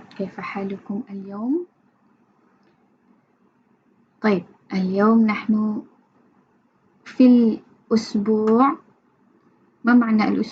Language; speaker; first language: Arabic; non-native, fluent; Malay